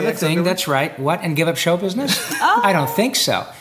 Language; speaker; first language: English; native; English